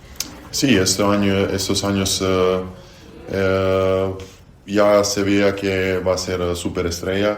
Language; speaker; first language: Spanish; non-native, fluent; Serbian